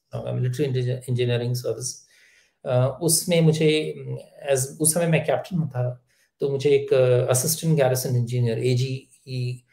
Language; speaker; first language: Hindi; native; Hindi